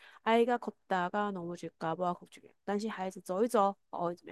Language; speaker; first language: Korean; non-native, fluent; Chinese